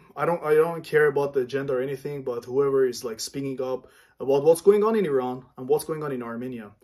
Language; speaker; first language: English; non-native, fluent; Armenian